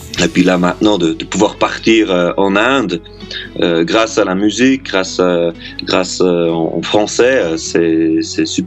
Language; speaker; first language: French; non-native, local second language; German